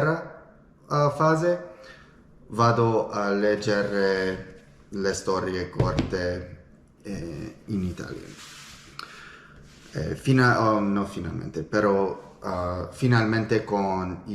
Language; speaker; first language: Italian; non-native, learner; English